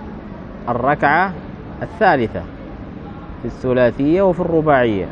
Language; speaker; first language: Arabic; native; Arabic